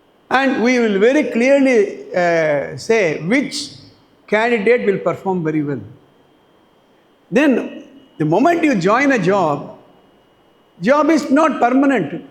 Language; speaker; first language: English; non-native, local second language; Tamil